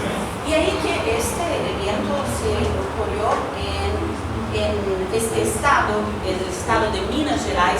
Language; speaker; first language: Spanish; non-native, fluent; Portuguese